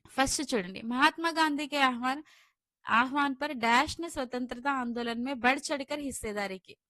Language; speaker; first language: Hindi; non-native, local second language; Telugu